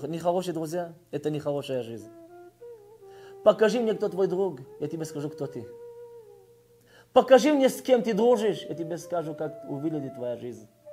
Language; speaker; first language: Russian; early bilingual, heritage; Russian